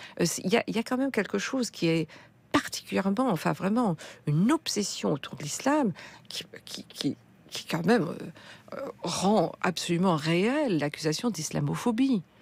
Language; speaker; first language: French; native; French